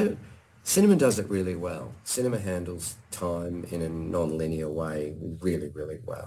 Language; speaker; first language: English; native; English